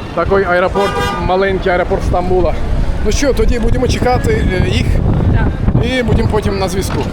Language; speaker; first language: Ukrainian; non-native, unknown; Turkish